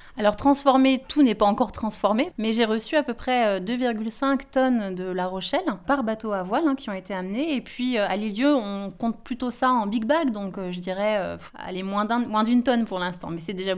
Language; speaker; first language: French; native; French